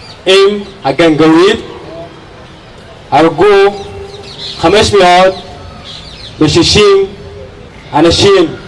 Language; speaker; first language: Hebrew; non-native, fluent; Arabic